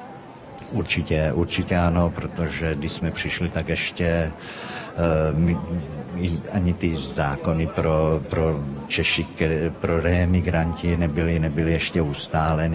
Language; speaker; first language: Czech; early bilingual, heritage; Czech